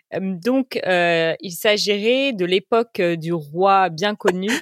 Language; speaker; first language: French; native; French